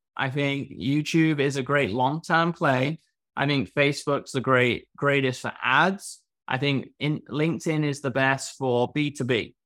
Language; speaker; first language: English; native; English